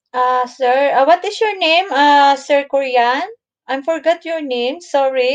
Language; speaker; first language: English; non-native, learner; Filipino